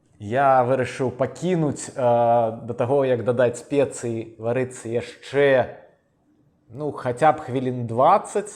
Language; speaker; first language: Belarusian; non-native, local second language; Russian